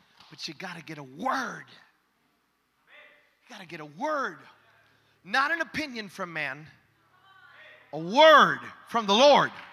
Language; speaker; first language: English; early bilingual, other home language; Spanish